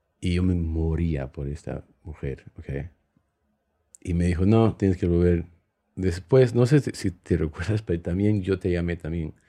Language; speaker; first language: Spanish; early bilingual, heritage; Spanish